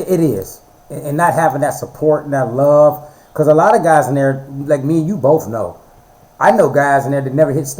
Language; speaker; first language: English; native; English